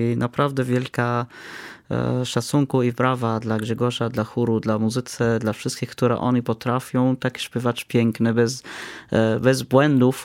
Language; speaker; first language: Polish; non-native, fluent; Arabic